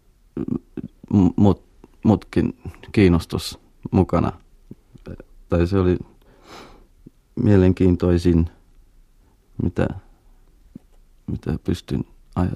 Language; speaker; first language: Finnish; non-native, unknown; English